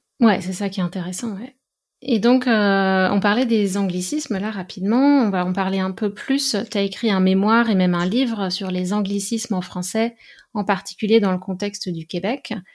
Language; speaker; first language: French; native; French